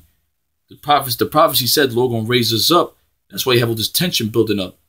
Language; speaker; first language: English; native; English